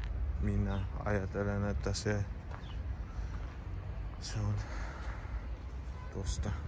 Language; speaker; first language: Finnish; non-native, learner; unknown